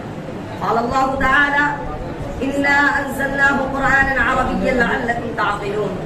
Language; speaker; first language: Arabic; non-native, learner; Urdu